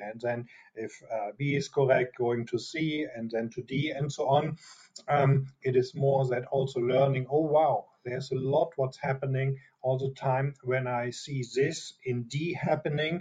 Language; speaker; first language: English; non-native, fluent; German